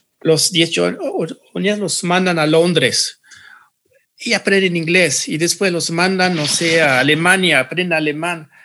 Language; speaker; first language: Spanish; early bilingual, heritage; Spanish